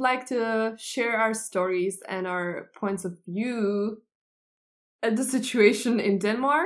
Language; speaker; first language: English; non-native, fluent; Czech